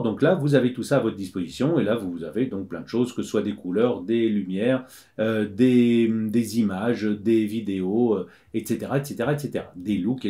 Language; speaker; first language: French; native; French